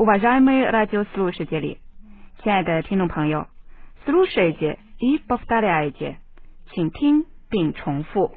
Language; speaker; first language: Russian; non-native, fluent; Chinese